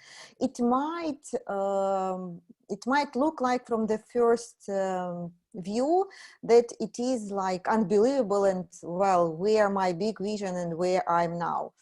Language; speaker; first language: English; non-native, fluent; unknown